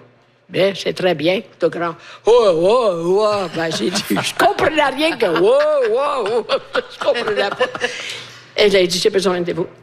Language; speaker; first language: French; non-native, fluent; Italian